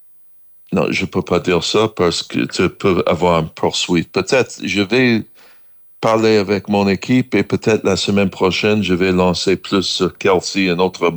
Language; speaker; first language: French; non-native, learner; English